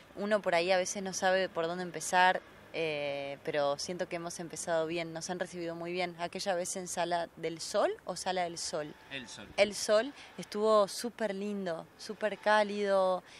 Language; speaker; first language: Spanish; native; Spanish